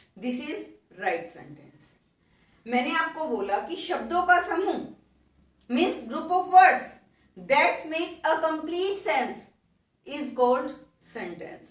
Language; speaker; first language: Hindi; native; Hindi